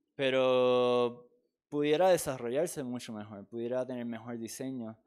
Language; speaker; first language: Spanish; native; Spanish